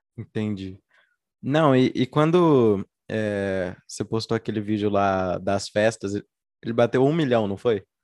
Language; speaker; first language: Portuguese; native; Portuguese